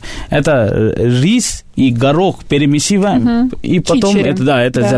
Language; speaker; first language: Russian; non-native, learner; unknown